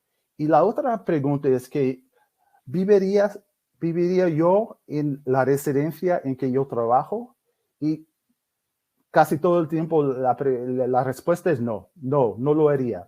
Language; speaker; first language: Spanish; non-native, fluent; English